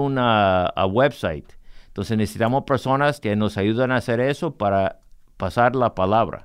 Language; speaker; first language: Spanish; early bilingual, heritage; English